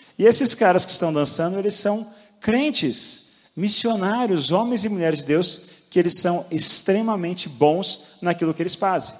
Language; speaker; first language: Portuguese; native; Portuguese